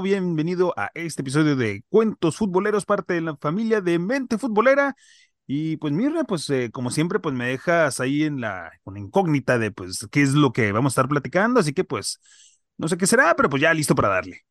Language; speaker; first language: Spanish; native; Spanish